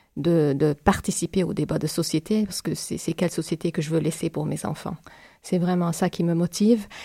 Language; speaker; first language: French; non-native, fluent; Arabic